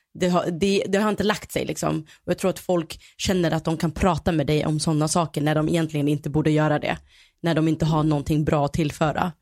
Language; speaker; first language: Swedish; early bilingual, other home language; Somali